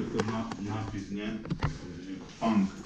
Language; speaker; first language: Polish; early bilingual, heritage; Polish